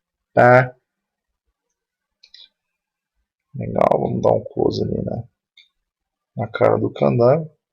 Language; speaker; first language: Portuguese; native; Portuguese